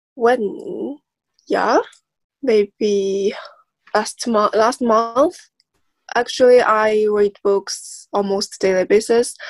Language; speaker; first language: English; non-native, learner; Chinese